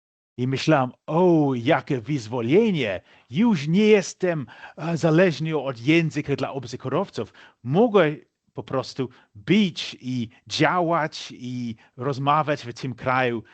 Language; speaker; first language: Polish; non-native, fluent; English